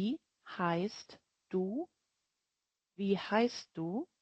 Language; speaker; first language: German; non-native, learner; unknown